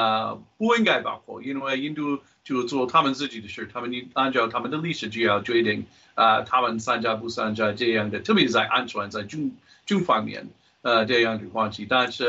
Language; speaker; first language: Chinese; non-native, fluent; English